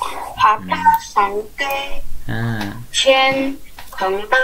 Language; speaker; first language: Chinese; non-native, learner; English